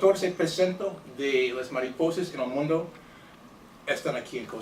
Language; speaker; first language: Spanish; non-native, fluent; English